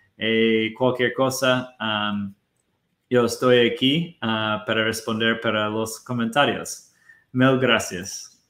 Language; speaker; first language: Spanish; non-native, fluent; Portuguese